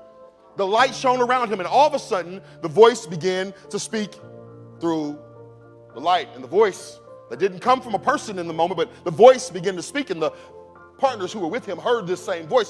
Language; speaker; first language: English; native; English